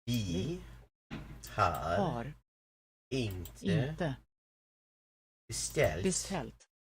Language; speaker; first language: Swedish; non-native, learner; English